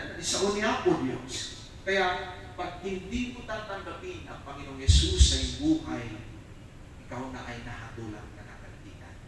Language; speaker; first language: Filipino; non-native, local second language; Iloko